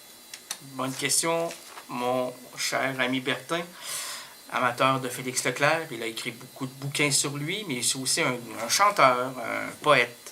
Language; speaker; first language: French; native; French